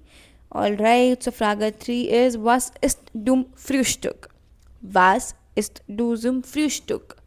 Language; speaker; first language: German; non-native, learner; Hindi